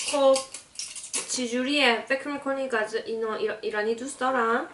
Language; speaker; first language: Persian; non-native, learner; Korean